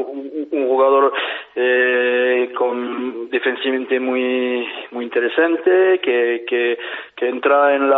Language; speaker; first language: Spanish; non-native, fluent; French